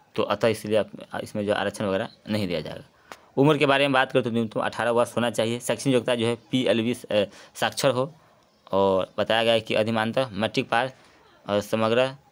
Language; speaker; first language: Hindi; native; Hindi